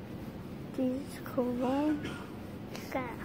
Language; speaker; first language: Dutch; non-native, learner; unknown